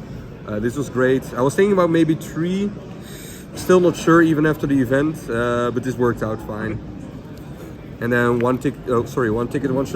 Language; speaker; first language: English; non-native, fluent; Dutch